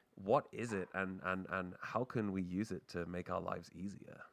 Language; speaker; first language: English; native; English